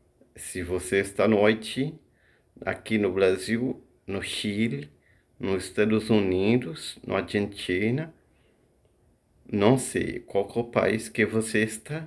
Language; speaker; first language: Portuguese; non-native, fluent; Haitian Creole